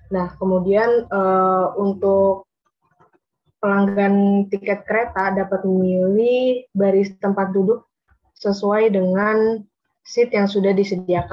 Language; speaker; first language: Indonesian; native; Indonesian